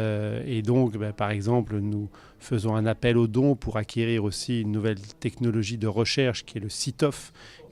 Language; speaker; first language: French; native; French